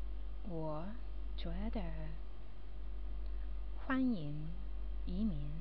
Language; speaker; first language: Chinese; non-native, learner; Japanese